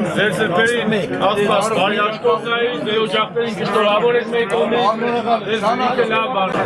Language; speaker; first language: Armenian; native; Armenian